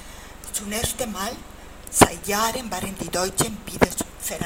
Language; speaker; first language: German; non-native, fluent; Spanish